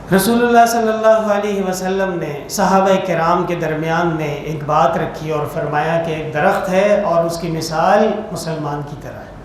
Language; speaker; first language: Urdu; non-native, local second language; Pashto